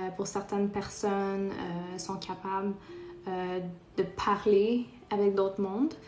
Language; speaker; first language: French; non-native, local second language; Portuguese